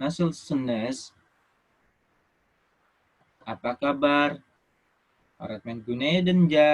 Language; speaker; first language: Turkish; non-native, fluent; Indonesian